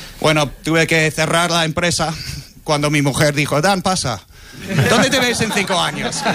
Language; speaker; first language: Spanish; non-native, fluent; English